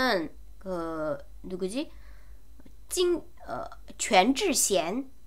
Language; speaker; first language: Korean; non-native, fluent; Chinese